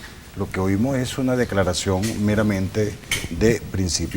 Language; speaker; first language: Spanish; native; Spanish